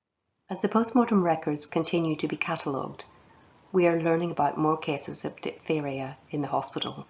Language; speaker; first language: English; native; English